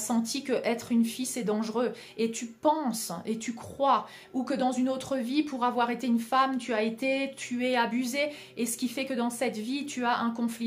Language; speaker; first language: French; native; French